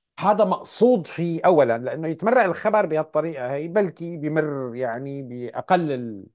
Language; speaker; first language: Arabic; native; Arabic